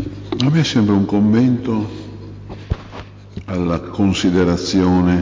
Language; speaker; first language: Italian; native; Italian